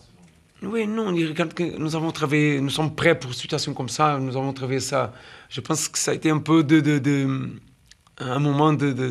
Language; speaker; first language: French; non-native, fluent; Portuguese